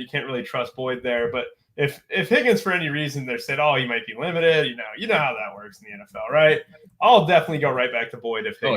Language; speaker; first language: English; native; English